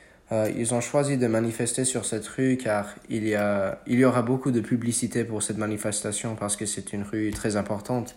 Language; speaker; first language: French; non-native, fluent; English